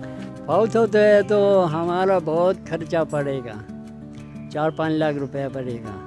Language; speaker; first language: Hindi; non-native, local second language; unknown